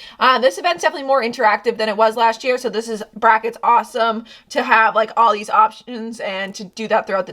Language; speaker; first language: English; native; English